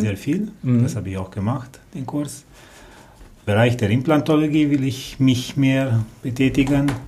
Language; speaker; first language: German; non-native, fluent; Romanian